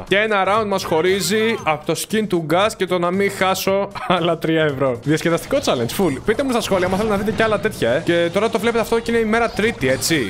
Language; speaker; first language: Greek; native; Greek